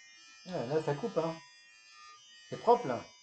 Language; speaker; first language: French; native; French